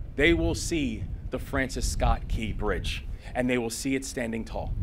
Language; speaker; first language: English; native; English